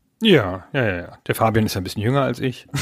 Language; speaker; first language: German; native; German